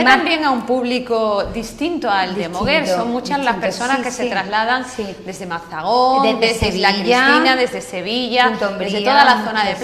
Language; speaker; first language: Spanish; native; Spanish